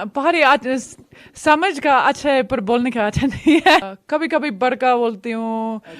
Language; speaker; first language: Hindi; non-native, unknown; English